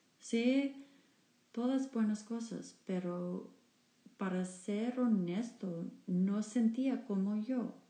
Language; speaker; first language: Spanish; non-native, learner; English